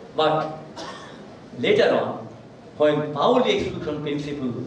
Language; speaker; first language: English; non-native, local second language; Bangla